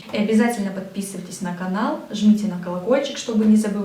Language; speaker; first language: Russian; non-native, local second language; Tajik